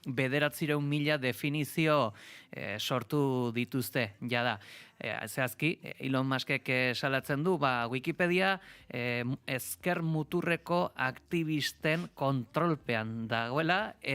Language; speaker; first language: Basque; native; Basque